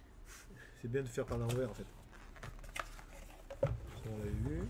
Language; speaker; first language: French; native; French